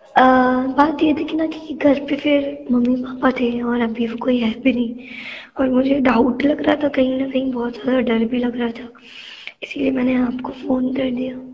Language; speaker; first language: Hindi; native; Hindi